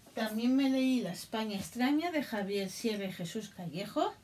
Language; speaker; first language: Spanish; native; Spanish